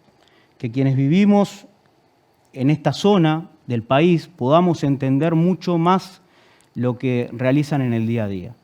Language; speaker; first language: Spanish; native; Spanish